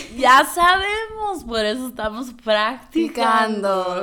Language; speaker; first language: Spanish; early bilingual, heritage; Spanish